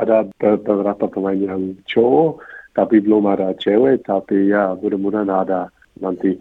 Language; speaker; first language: Indonesian; non-native, fluent; English